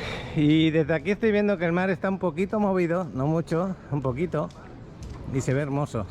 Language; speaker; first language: Spanish; native; Spanish